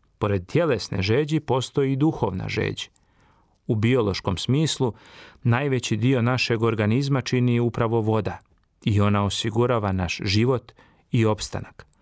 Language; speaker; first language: Serbian; native; Serbian